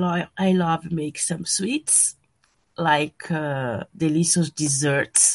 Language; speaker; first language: English; non-native, learner; Portuguese